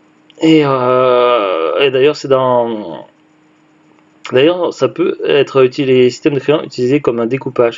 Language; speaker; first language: French; native; French